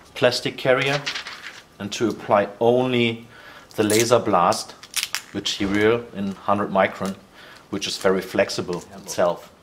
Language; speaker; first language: English; non-native, fluent; German